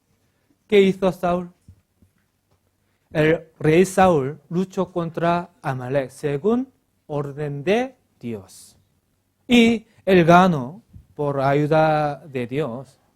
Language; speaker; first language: Spanish; non-native, learner; Korean